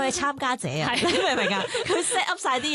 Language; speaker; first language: Cantonese; native; Cantonese